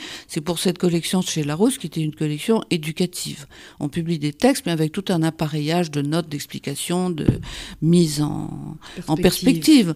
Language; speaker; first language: French; native; French